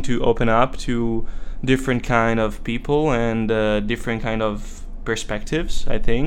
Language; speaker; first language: English; non-native, fluent; Italian